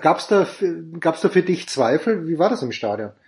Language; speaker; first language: German; native; German